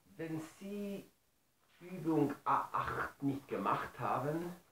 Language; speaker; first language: German; non-native, fluent; Spanish